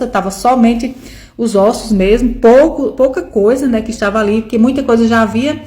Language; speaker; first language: Portuguese; native; Portuguese